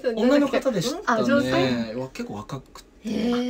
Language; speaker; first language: Japanese; native; Japanese